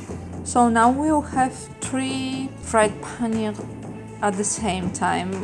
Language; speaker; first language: English; non-native, fluent; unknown